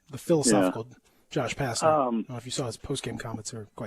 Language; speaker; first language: English; native; English